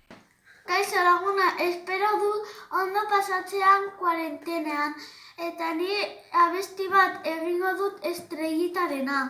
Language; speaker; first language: Basque; non-native, local second language; Spanish